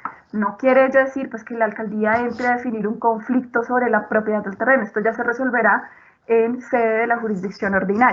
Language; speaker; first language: Spanish; native; Spanish